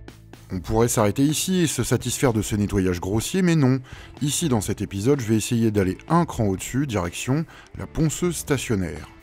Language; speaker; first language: French; native; French